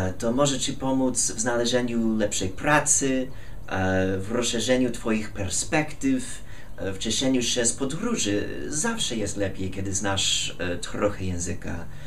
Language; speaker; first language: Polish; non-native, fluent; English